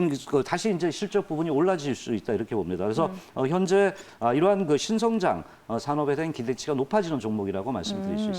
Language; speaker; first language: Korean; native; Korean